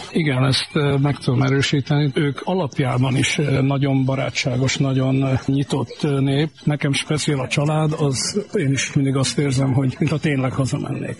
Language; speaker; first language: Hungarian; native; Hungarian